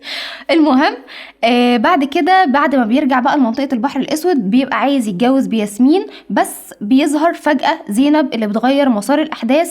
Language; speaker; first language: Arabic; native; Arabic